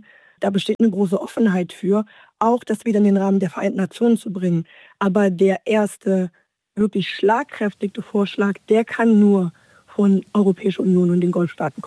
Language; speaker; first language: German; native; German